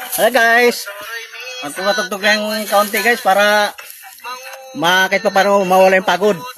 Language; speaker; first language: Filipino; non-native, local second language; Cebuano